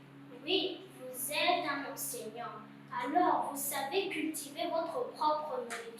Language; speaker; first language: French; non-native, learner; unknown